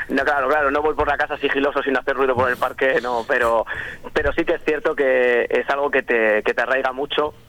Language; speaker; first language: Spanish; native; Spanish